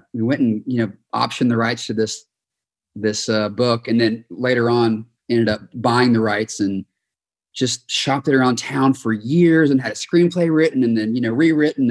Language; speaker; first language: English; native; English